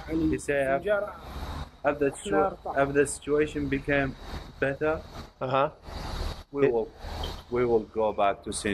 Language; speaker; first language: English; non-native, learner; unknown